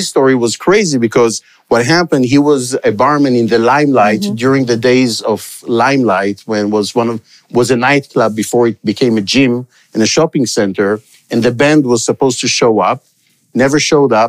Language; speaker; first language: English; non-native, local second language; Hebrew